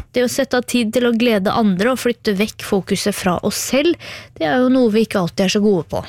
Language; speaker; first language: Norwegian; native; Norwegian